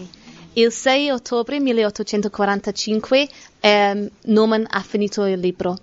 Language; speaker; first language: Italian; non-native, learner; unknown